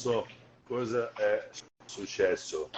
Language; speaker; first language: Italian; non-native, learner; Portuguese